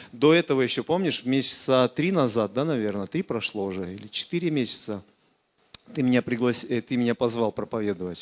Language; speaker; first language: Russian; native; Russian